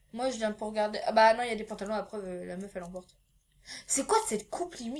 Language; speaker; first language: French; native; French